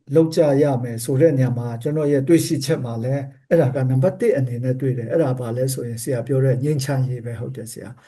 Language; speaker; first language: Burmese; non-native, local second language; Kachin